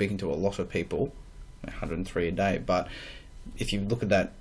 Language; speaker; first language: English; native; English